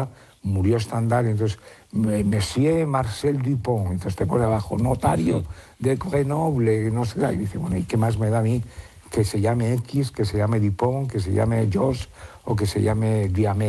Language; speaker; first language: Spanish; native; Spanish